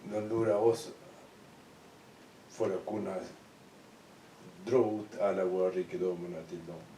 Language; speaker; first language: Swedish; non-native, fluent; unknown